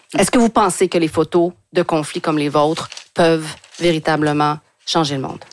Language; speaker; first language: French; native; French